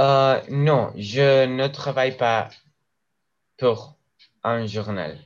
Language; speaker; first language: French; non-native, learner; Spanish